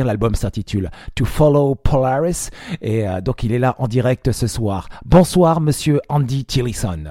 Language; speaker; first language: French; native; French